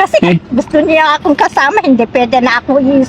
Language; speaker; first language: Filipino; non-native, local second language; Iloko